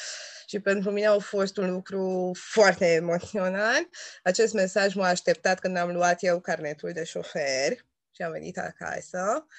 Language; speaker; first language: Romanian; non-native, local second language; Hungarian